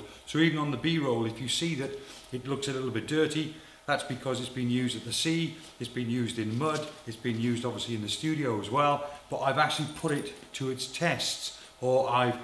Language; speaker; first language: English; native; English